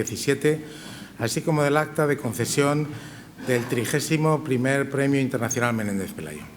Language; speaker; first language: Spanish; native; Spanish